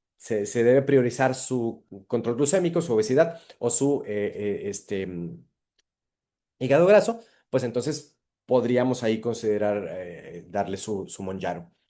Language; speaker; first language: Spanish; native; Spanish